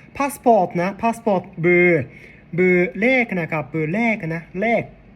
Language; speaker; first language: Thai; non-native, learner; Japanese